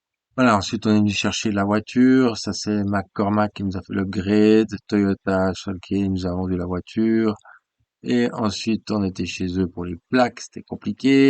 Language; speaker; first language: French; native; French